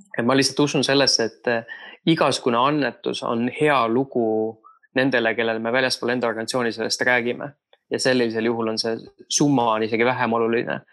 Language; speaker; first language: Estonian; native; Estonian